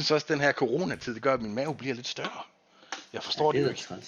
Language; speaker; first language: Danish; native; Danish